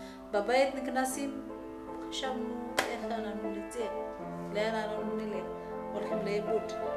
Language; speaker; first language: Hebrew; non-native, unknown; Amharic